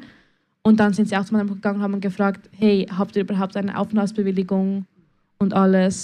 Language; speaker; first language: German; early bilingual, other home language; Spanish